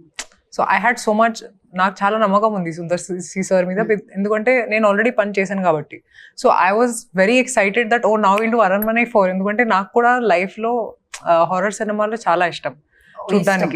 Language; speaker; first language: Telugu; non-native, fluent; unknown